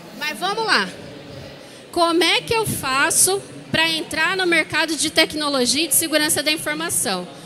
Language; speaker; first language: Portuguese; native; Portuguese